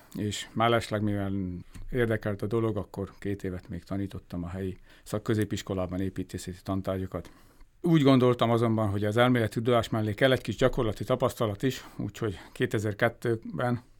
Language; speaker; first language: Hungarian; native; Hungarian